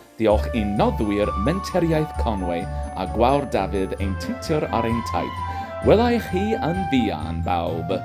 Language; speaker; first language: Welsh; non-native, learner; English